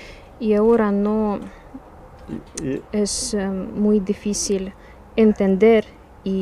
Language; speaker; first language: Spanish; non-native, learner; Ukrainian